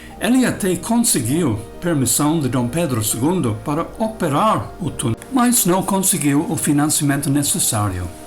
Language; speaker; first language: Portuguese; non-native, fluent; English